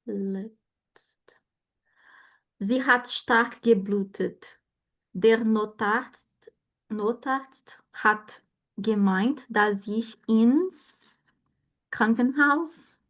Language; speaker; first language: German; non-native, learner; Portuguese